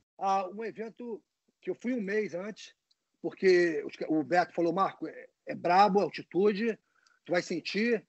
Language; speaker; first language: Portuguese; native; Portuguese